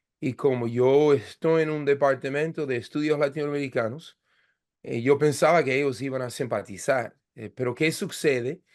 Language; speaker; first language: Spanish; non-native, fluent; English